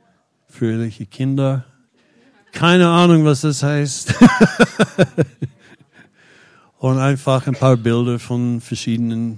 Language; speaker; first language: German; non-native, fluent; English